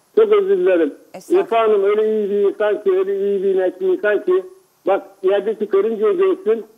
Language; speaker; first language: Turkish; native; Turkish